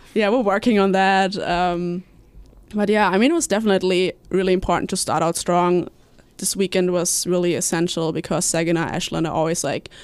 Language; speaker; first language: English; non-native, fluent; German